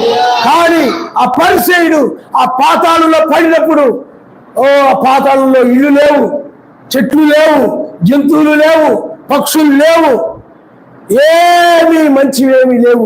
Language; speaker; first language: Telugu; native; Telugu